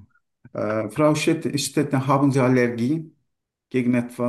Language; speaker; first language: German; non-native, fluent; Turkish